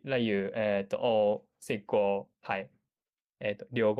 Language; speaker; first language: Cantonese; non-native, learner; Japanese